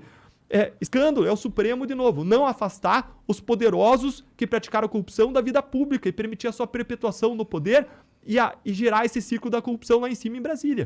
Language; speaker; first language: Portuguese; native; Portuguese